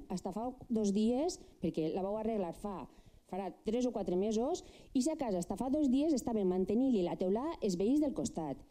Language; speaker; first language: Catalan; native; Catalan